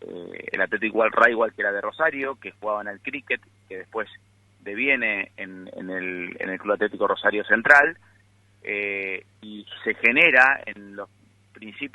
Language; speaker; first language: Spanish; native; Spanish